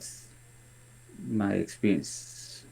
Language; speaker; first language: English; non-native, learner; Spanish